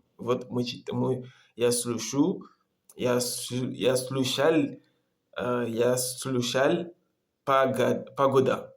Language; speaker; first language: Russian; non-native, learner; Comorian